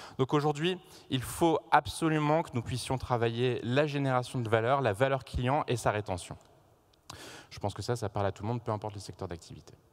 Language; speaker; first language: French; native; French